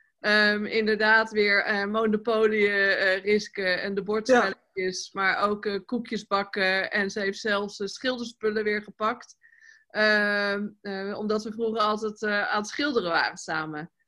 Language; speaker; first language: Dutch; native; Dutch